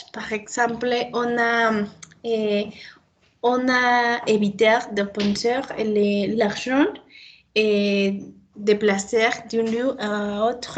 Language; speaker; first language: French; non-native, learner; Spanish